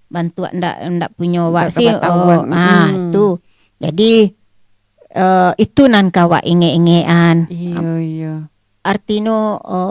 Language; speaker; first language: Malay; non-native, local second language; Minangkabau